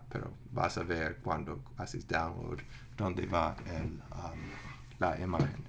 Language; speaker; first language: Spanish; non-native, fluent; English